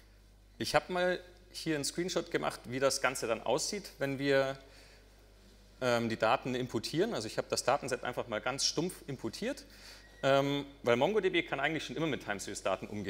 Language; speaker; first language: German; native; German